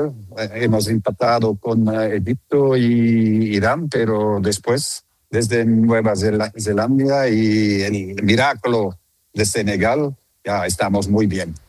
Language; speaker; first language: Spanish; non-native, fluent; Dutch